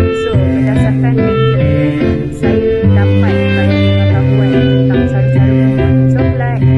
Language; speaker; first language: Malay; native; Malay